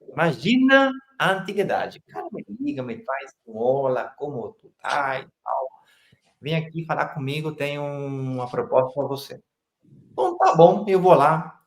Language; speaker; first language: Portuguese; non-native, fluent; Spanish